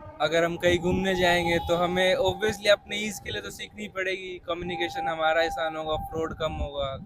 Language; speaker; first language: Hindi; native; Hindi